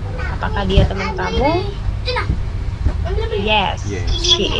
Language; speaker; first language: English; non-native, learner; Indonesian